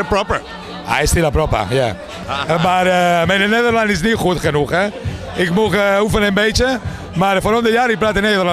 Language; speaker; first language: Dutch; non-native, learner; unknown